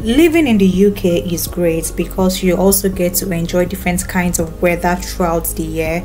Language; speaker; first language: English; non-native, local second language; Yoruba